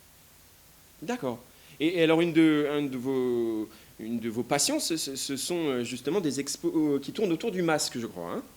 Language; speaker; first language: French; native; French